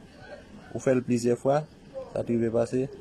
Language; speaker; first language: French; non-native, learner; Haitian Creole